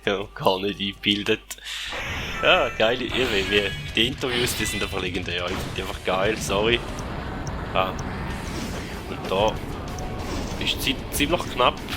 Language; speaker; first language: German; native; German